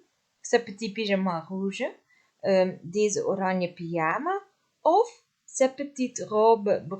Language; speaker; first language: French; non-native, fluent; Dutch